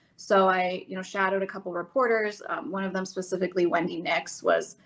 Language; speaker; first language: English; native; English